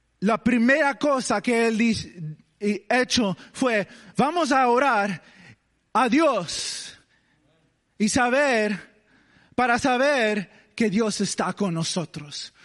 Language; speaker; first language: Spanish; early bilingual, heritage; English